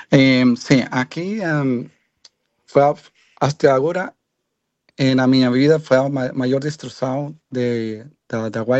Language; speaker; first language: Portuguese; non-native, learner; Spanish